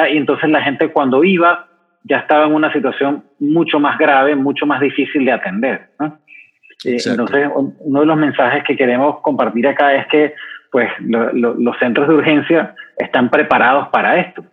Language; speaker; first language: Spanish; native; Spanish